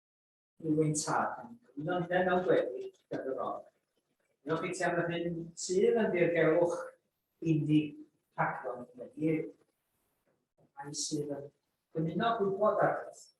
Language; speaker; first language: Welsh; native; Welsh